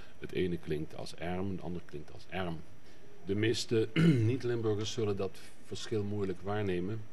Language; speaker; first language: Dutch; native; Dutch